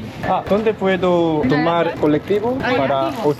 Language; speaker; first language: Spanish; non-native, learner; Korean